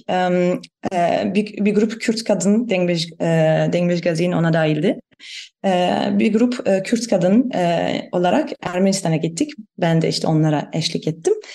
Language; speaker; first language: Turkish; non-native, fluent; German